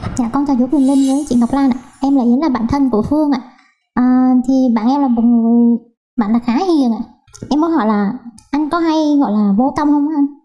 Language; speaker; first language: Vietnamese; native; Vietnamese